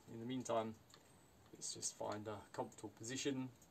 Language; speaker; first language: English; native; English